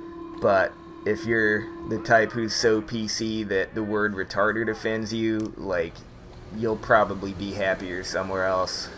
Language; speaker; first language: English; native; English